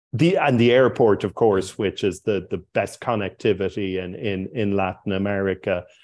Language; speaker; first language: English; native; English